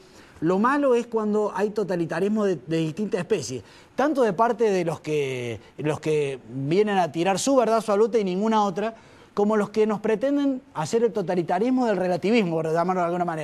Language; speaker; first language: Spanish; native; Spanish